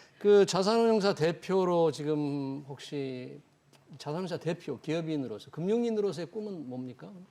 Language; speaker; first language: Korean; native; Korean